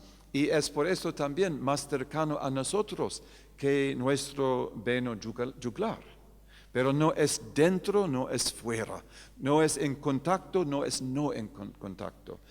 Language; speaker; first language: Spanish; non-native, fluent; English